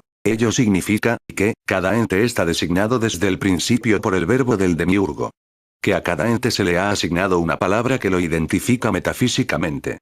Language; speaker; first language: Spanish; native; Spanish